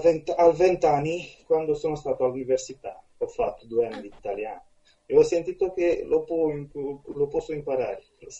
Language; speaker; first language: Italian; non-native, fluent; Romanian